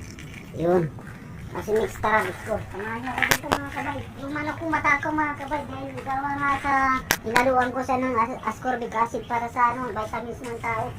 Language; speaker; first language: Filipino; non-native, local second language; Cebuano